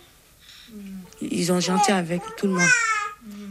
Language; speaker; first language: French; non-native, learner; Bambara